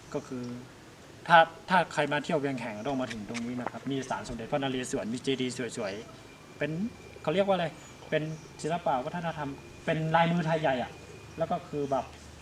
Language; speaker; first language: Thai; native; Thai